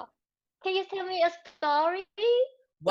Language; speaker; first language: English; non-native, learner; Vietnamese